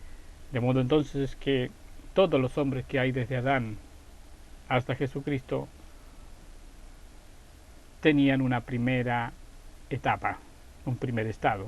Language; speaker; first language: Spanish; native; Spanish